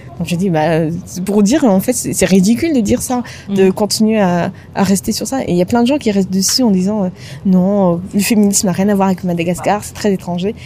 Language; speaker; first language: French; native; French